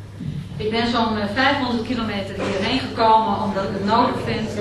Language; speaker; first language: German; non-native, learner; Dutch